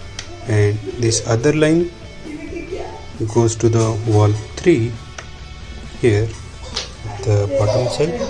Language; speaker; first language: English; non-native, local second language; Hindi